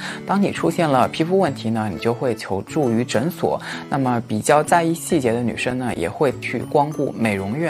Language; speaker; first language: Chinese; native; Chinese